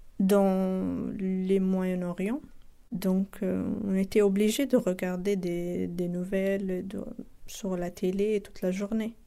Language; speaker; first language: French; non-native, local second language; Arabic